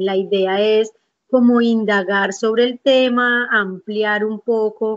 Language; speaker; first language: Spanish; native; Spanish